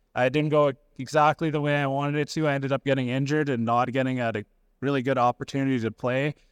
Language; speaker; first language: English; native; English